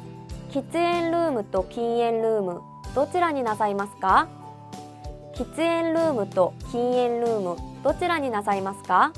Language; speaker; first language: Japanese; non-native, fluent; Korean